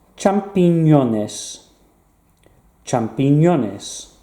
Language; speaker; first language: Spanish; non-native, fluent; English